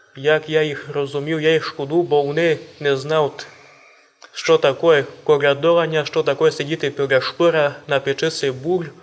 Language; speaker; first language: Ukrainian; native; Ukrainian